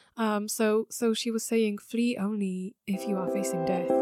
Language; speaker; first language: English; non-native, fluent; Slovak